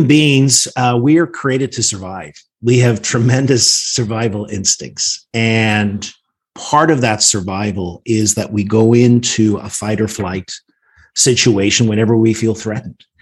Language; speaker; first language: English; native; English